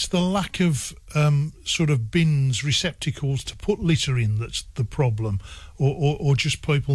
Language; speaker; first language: English; native; English